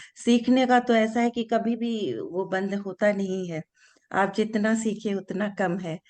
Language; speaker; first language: Hindi; non-native, local second language; Bangla